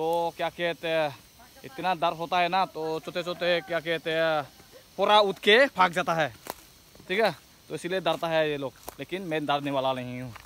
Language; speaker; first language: Hindi; non-native, local second language; Assamese